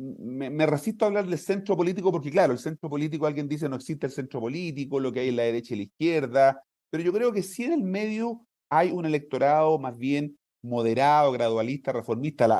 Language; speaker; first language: Spanish; native; Spanish